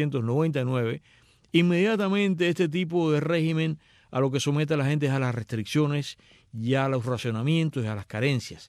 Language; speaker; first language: Spanish; native; Spanish